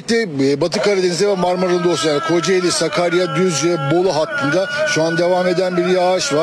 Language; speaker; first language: Turkish; native; Turkish